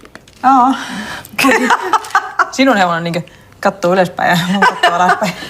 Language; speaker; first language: Finnish; early bilingual, heritage; Finnish